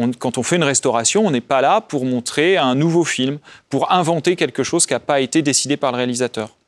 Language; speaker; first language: French; native; French